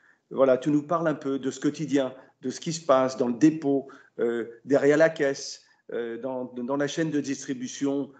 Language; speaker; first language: French; native; French